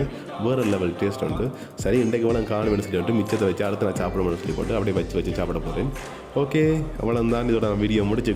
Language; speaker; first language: Tamil; native; Tamil